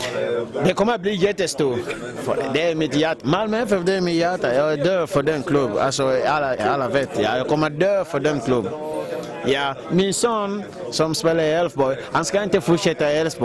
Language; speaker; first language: Swedish; non-native, fluent; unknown